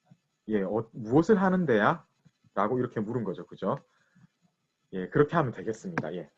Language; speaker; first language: Korean; native; Korean